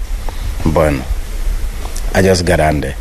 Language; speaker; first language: Spanish; non-native, learner; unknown